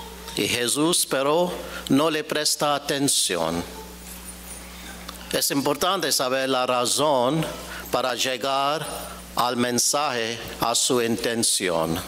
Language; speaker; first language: Spanish; non-native, fluent; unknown